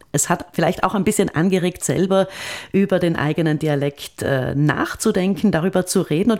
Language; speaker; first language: German; native; German